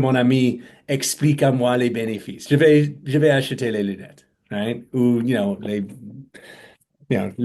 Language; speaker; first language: French; non-native, fluent; English